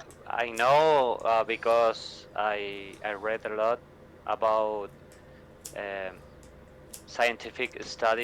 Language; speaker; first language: English; non-native, learner; Spanish